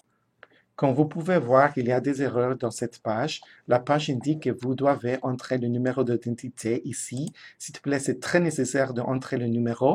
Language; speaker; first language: French; non-native, fluent; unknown